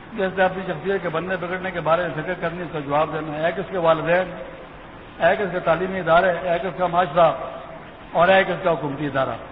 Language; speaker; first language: Urdu; non-native, local second language; Pashto